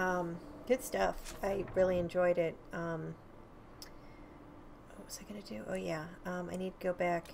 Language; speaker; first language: English; native; English